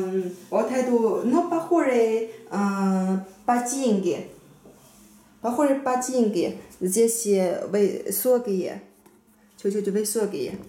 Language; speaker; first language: Russian; non-native, learner; Chinese